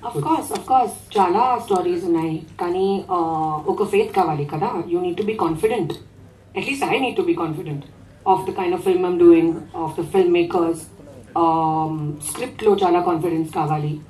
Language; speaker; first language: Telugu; non-native, learner; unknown